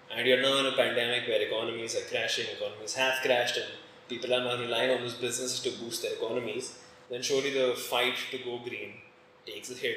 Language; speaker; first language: English; non-native, local second language; Hindi